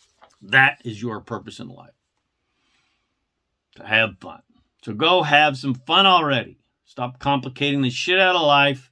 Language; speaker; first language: English; native; English